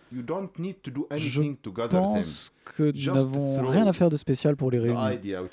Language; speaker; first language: French; non-native, fluent; Arabic